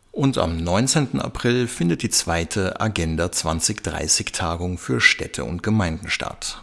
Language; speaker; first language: German; native; German